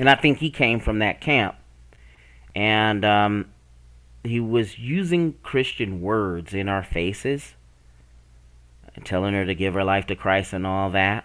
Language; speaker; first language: English; native; English